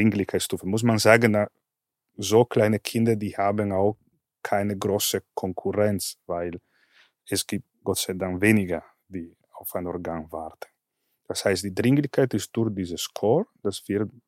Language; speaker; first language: German; non-native, fluent; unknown